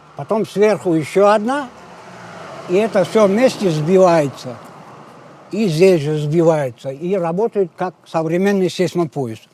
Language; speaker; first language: Russian; non-native, local second language; Crimean Tatar